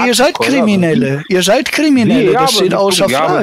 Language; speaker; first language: German; native; German